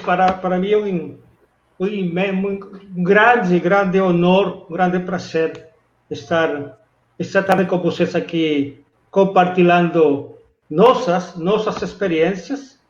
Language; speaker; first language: Portuguese; non-native, fluent; Spanish